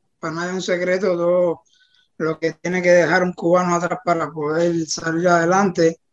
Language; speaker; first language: Spanish; native; Spanish